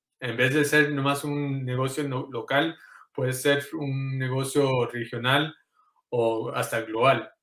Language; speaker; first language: Spanish; early bilingual, heritage; Spanish